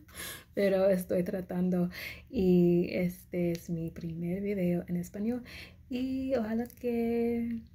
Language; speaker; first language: Spanish; non-native, learner; English